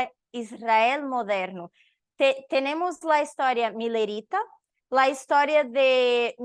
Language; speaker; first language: Spanish; non-native, learner; Portuguese